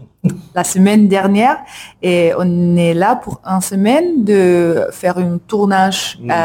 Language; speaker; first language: French; non-native, learner; English